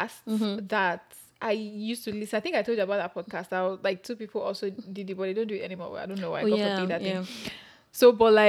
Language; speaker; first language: English; non-native, local second language; Yoruba